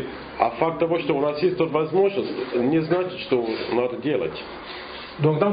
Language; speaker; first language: Russian; non-native, fluent; English